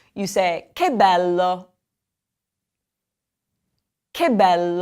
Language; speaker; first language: Italian; non-native, fluent; English